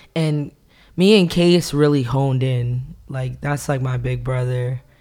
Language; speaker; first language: English; native; English